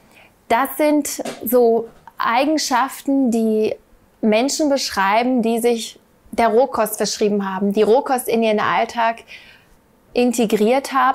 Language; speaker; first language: German; native; German